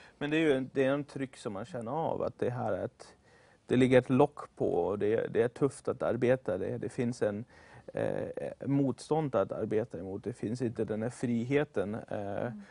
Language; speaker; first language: Swedish; non-native, fluent; German